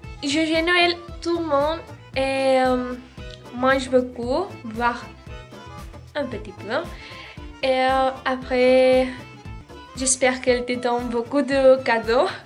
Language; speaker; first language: French; non-native, learner; Spanish